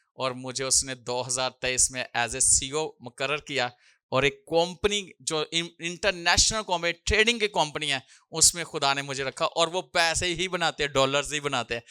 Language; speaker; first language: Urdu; non-native, local second language; Punjabi